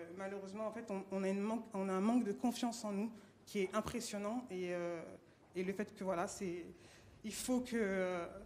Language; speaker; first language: French; native; French